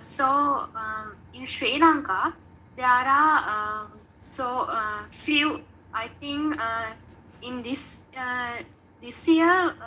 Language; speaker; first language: English; non-native, learner; Sinhala